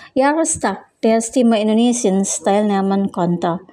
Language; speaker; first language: German; non-native, fluent; Indonesian